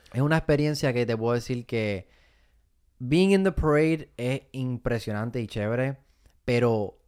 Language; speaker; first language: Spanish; native; Spanish